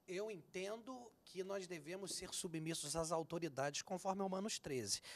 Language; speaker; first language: Portuguese; native; Portuguese